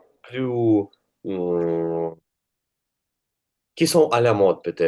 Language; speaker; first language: French; non-native, learner; Russian